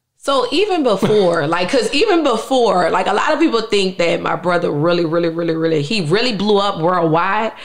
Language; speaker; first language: English; native; English